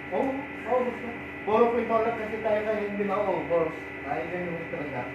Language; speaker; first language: Filipino; non-native, local second language; Iloko